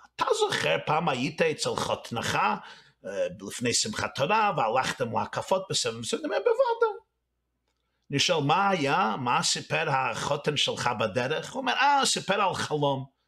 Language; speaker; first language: Hebrew; early bilingual, heritage; Hebrew